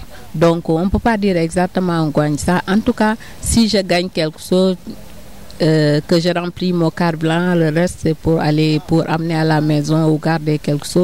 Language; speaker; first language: French; non-native, local second language; Wolof